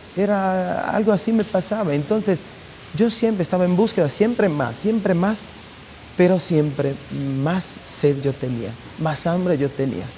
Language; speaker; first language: Spanish; non-native, fluent; Italian